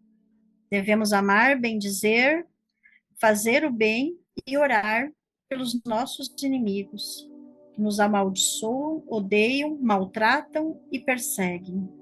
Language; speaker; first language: Portuguese; native; Portuguese